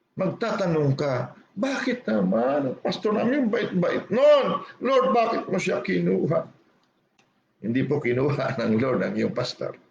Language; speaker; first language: Filipino; non-native, local second language; Hiligaynon